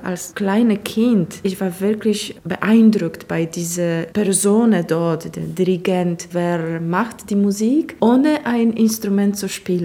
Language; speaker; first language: German; non-native, fluent; Polish